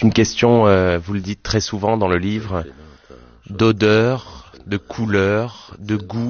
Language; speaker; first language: French; native; French